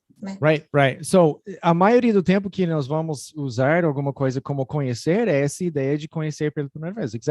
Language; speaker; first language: Portuguese; non-native, fluent; English